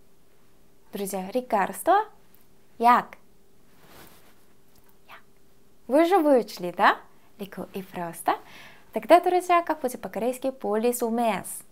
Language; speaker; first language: Russian; non-native, fluent; Korean